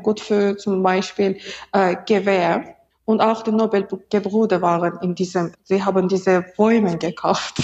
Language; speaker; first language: German; non-native, learner; Azerbaijani